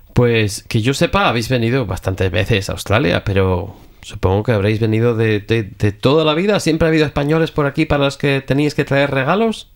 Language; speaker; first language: Spanish; native; Spanish